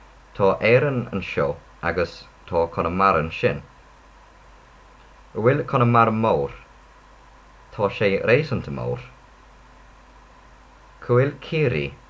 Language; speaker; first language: Irish; non-native, learner; English